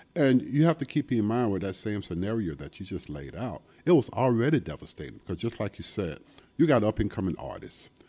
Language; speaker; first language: English; native; English